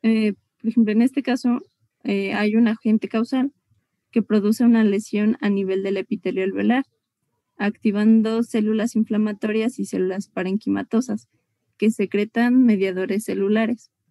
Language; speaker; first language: Spanish; native; Spanish